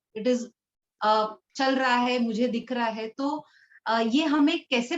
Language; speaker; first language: Hindi; non-native, local second language; Marathi